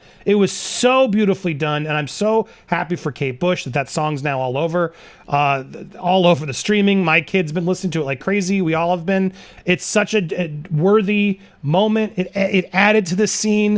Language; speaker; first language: English; native; English